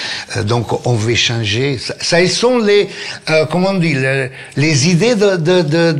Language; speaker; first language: French; non-native, fluent; Italian